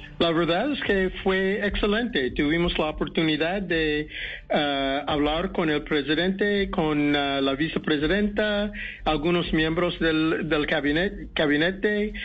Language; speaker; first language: Spanish; non-native, fluent; English